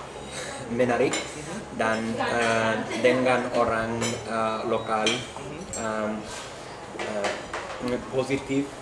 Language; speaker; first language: Indonesian; non-native, learner; English